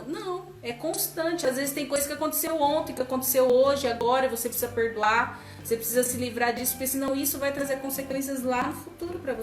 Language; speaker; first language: Portuguese; native; Portuguese